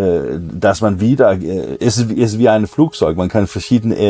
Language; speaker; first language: German; non-native, learner; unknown